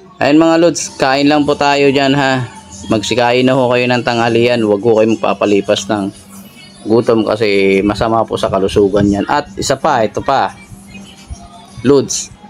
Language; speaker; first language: Filipino; native; Filipino